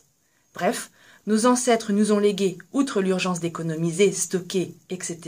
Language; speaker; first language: French; native; French